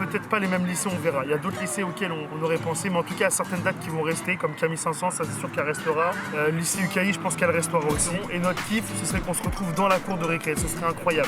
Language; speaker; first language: French; native; French